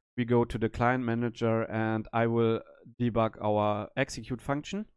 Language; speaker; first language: English; non-native, learner; German